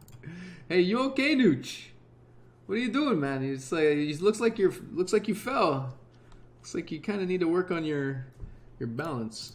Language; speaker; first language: English; native; English